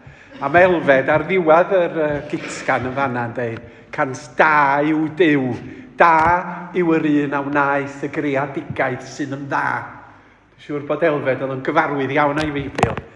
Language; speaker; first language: Welsh; native; Welsh